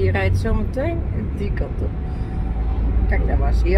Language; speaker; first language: Dutch; native; Dutch